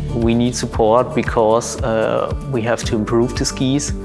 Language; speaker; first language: English; non-native, fluent; German